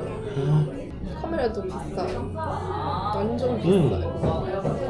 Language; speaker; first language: Korean; non-native, learner; Chinese